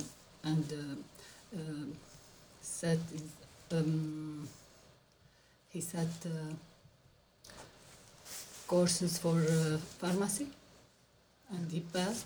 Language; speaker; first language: English; non-native, learner; Arabic